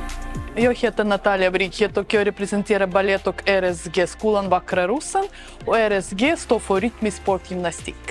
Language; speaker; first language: Swedish; non-native, fluent; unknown